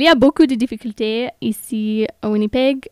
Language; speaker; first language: French; non-native, local second language; English